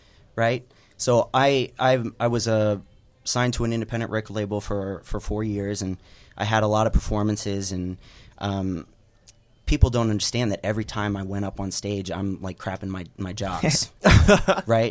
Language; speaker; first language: English; non-native, local second language; Filipino